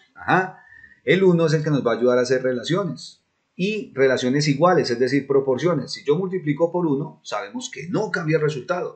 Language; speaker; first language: Spanish; native; Spanish